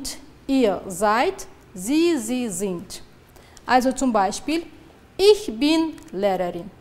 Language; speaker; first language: German; non-native, fluent; Uzbek